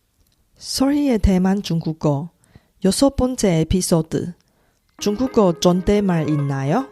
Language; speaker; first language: Korean; non-native, fluent; Chinese